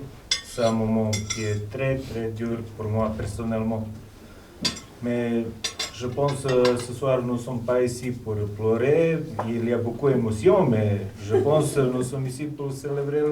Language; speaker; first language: French; non-native, local second language; Serbian